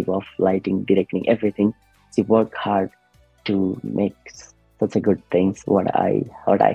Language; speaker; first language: English; non-native, learner; Nepali